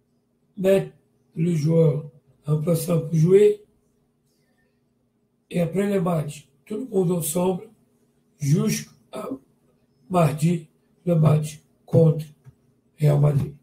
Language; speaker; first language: French; non-native, learner; Portuguese